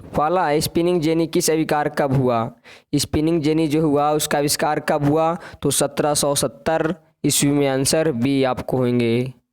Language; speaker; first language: Hindi; native; Hindi